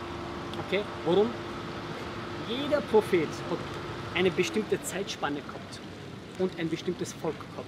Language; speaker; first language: German; early bilingual, other home language; Bosnian